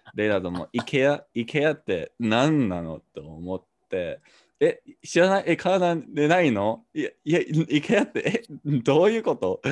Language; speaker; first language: Japanese; non-native, fluent; English